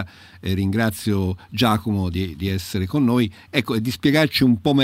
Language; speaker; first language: Italian; native; Italian